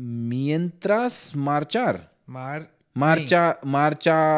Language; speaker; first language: Spanish; non-native, learner; Hindi